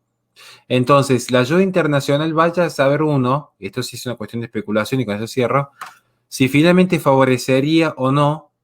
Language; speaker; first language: Spanish; native; Spanish